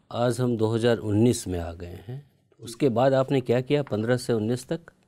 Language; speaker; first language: Hindi; native; Hindi